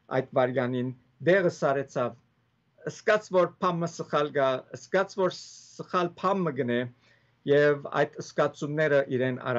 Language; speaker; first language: Armenian; early bilingual, heritage; Armenian